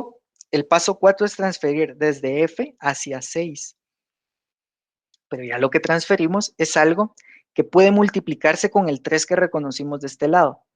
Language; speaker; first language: Spanish; native; Spanish